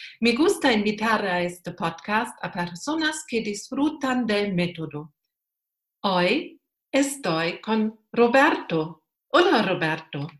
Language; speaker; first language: Spanish; non-native, learner; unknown